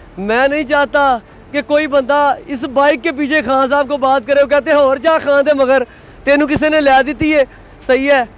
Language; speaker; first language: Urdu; non-native, local second language; Punjabi